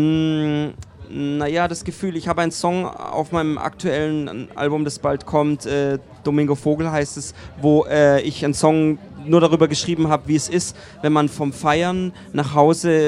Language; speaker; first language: German; native; German